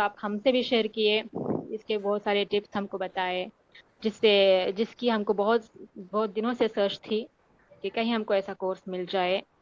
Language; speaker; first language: Hindi; native; Hindi